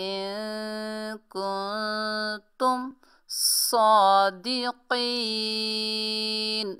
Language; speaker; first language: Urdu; native; Urdu